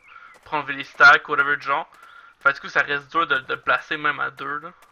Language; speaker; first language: French; native; French